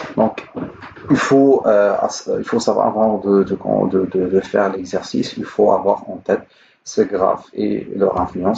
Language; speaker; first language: French; non-native, local second language; Arabic